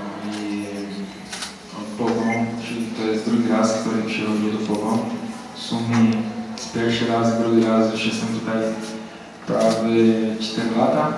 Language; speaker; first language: Polish; non-native, learner; Portuguese